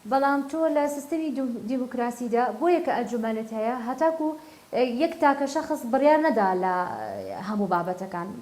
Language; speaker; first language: Central Kurdish; native; Central Kurdish